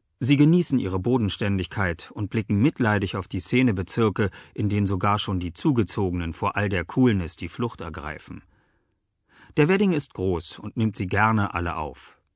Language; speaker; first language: German; native; German